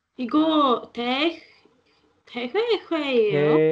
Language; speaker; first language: Korean; non-native, learner; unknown